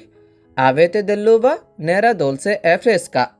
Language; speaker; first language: Italian; non-native, fluent; Bangla